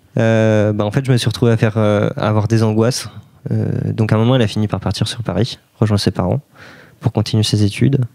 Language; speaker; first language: French; native; French